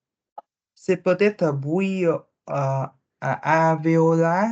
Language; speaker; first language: French; non-native, learner; Vietnamese